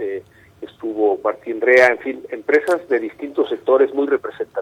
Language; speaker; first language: Spanish; native; Spanish